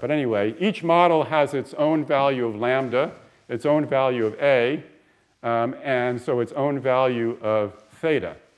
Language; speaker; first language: English; native; English